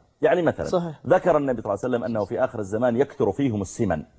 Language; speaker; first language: Arabic; native; Arabic